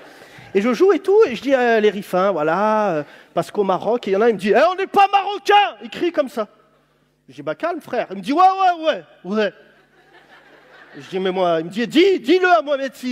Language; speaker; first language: French; native; French